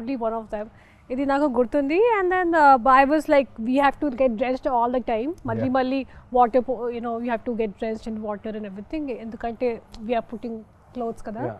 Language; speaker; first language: Telugu; non-native, local second language; Hindi